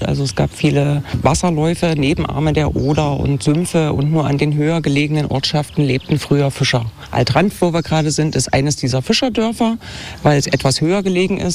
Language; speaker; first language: German; native; German